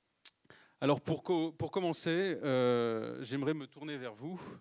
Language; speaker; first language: French; native; French